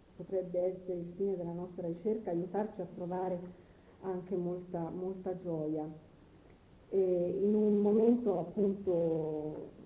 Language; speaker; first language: Italian; native; Italian